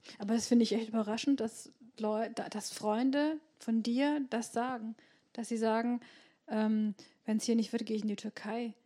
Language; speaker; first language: German; early bilingual, other home language; Turkish